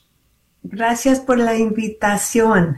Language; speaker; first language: Spanish; early bilingual, heritage; Spanish